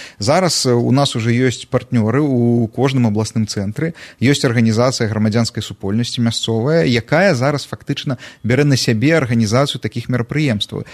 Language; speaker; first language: Belarusian; non-native, local second language; Russian